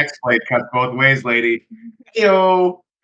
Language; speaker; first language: English; native; English